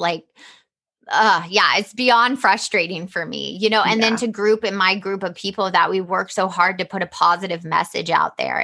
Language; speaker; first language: English; native; English